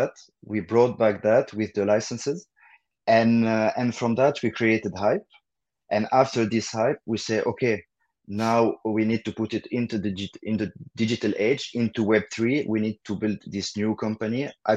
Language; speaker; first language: English; non-native, fluent; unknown